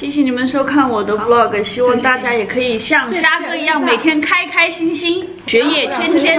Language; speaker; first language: Chinese; native; Chinese